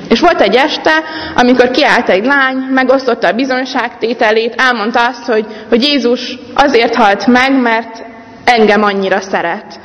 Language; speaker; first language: Hungarian; native; Hungarian